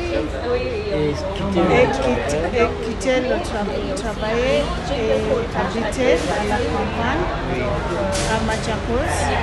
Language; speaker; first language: French; non-native, fluent; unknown